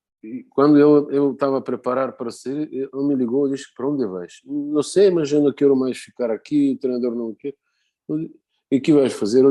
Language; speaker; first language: Portuguese; non-native, fluent; Bulgarian